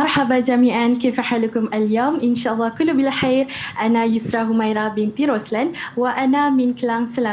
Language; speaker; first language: Arabic; non-native, learner; Malay